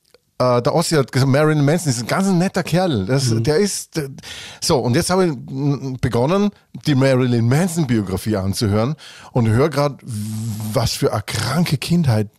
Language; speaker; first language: German; native; German